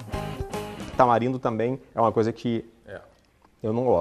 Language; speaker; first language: Portuguese; native; Portuguese